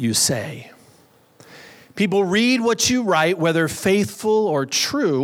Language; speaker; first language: English; native; English